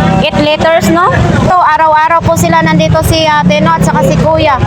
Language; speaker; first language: Filipino; native; Filipino